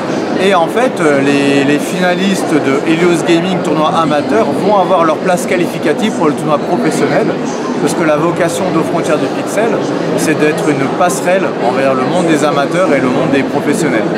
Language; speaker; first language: French; native; French